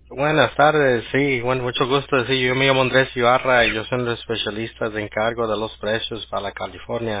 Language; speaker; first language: Spanish; early bilingual, heritage; Spanish